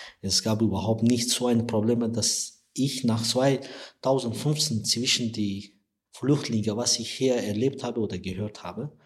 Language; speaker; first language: German; non-native, learner; Persian